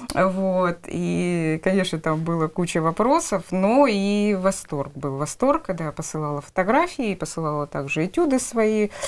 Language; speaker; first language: Russian; native; Russian